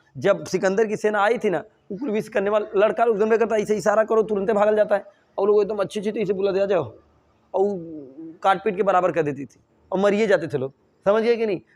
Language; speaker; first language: Hindi; native; Hindi